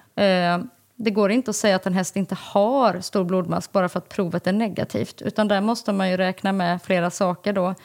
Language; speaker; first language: Swedish; native; Swedish